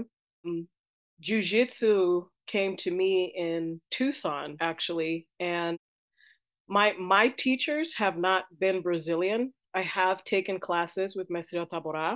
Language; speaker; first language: English; native; English